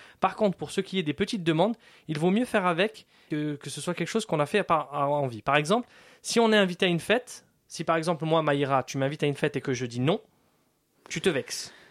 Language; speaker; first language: French; native; French